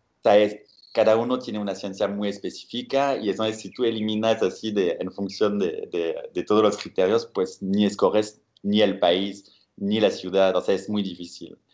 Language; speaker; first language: Spanish; non-native, fluent; French